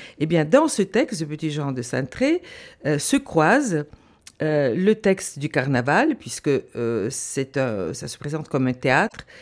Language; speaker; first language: French; non-native, fluent; Bulgarian